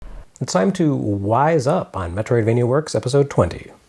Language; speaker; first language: English; native; English